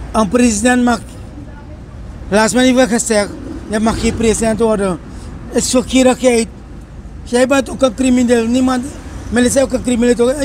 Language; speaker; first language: Dutch; non-native, local second language; Sranan Tongo